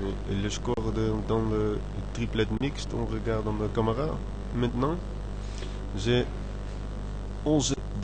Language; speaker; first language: French; non-native, learner; Dutch